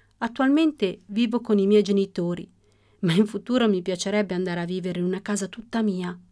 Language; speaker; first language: Italian; early bilingual, other home language; Russian